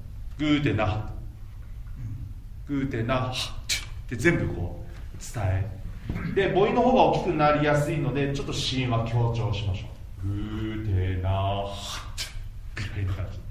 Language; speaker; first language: Japanese; native; Japanese